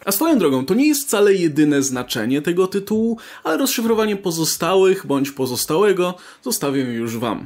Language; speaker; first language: Polish; native; Polish